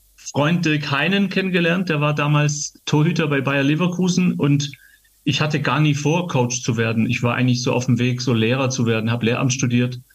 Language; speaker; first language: German; native; German